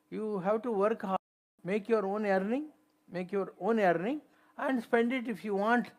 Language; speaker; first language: English; non-native, local second language; Tamil